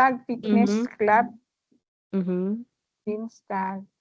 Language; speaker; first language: German; non-native, learner; Filipino